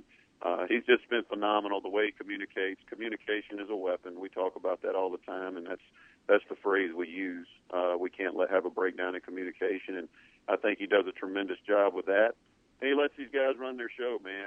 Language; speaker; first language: English; native; English